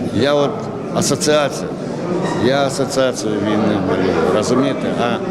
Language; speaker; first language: Ukrainian; native; Ukrainian